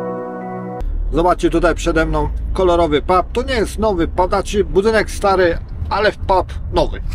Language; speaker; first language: Polish; native; Polish